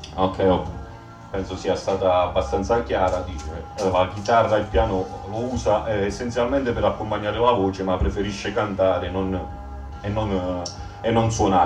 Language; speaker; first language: Italian; native; Italian